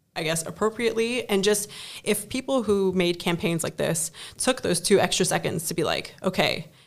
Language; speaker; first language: English; non-native, fluent; German